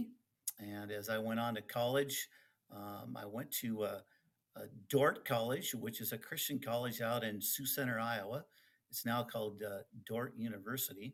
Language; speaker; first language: English; early bilingual, other home language; Dutch